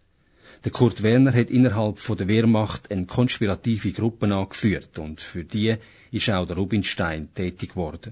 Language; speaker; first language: German; native; German